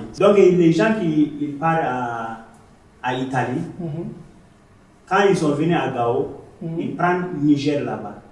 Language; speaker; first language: French; non-native, learner; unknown